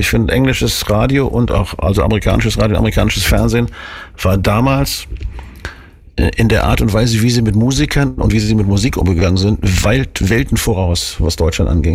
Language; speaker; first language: German; native; German